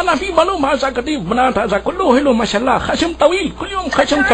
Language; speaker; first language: Arabic; non-native, learner; Urdu